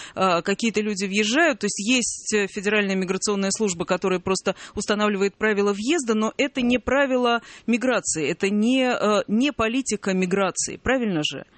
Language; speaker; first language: Russian; native; Russian